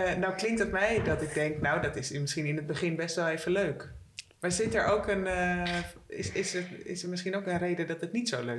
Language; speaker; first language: Dutch; native; Dutch